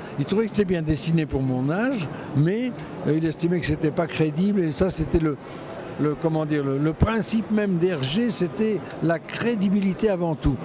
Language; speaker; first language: French; native; French